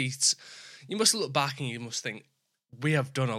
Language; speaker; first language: English; native; English